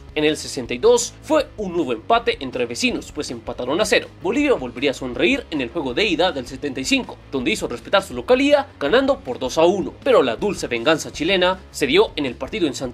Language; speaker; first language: Spanish; native; Spanish